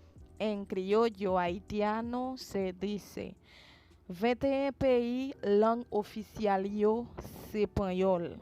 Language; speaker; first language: Spanish; non-native, fluent; Haitian Creole